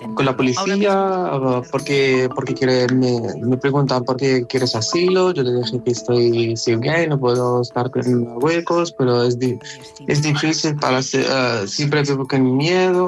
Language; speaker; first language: Spanish; non-native, learner; Arabic